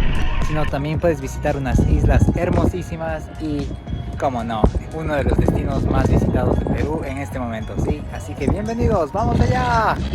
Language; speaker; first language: Spanish; native; Spanish